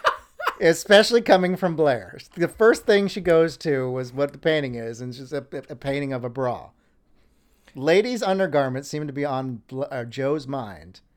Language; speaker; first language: English; native; English